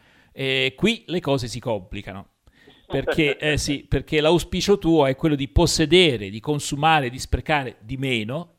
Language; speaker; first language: Italian; native; Italian